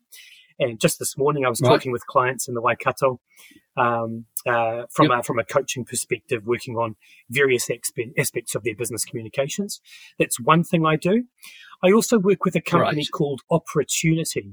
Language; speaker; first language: English; native; English